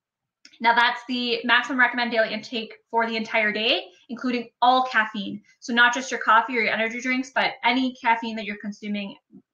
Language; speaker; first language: English; native; English